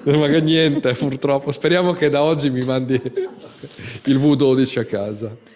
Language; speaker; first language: Italian; native; Italian